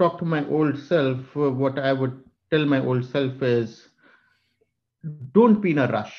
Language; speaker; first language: English; non-native, local second language; Hindi